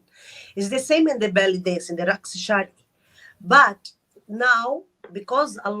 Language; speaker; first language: English; non-native, learner; Arabic